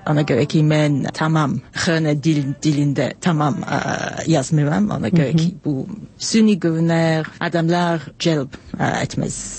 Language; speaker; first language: Azerbaijani; non-native, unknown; English